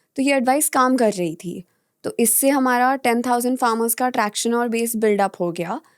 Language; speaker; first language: Hindi; native; Hindi